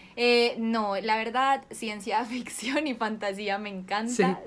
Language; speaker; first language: Spanish; native; Spanish